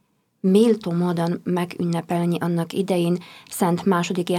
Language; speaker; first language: Hungarian; non-native, fluent; Polish